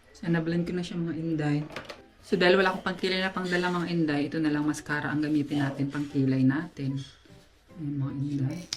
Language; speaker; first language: Filipino; non-native, local second language; Cebuano